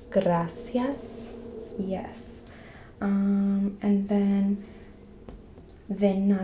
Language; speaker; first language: Spanish; non-native, fluent; English